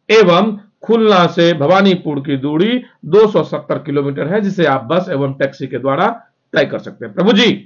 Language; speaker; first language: Hindi; native; Hindi